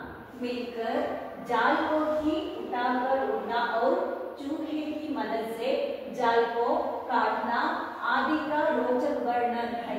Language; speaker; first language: Hindi; non-native, local second language; Kannada